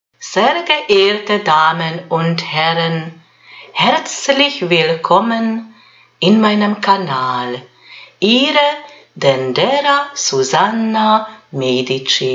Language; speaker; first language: German; non-native, fluent; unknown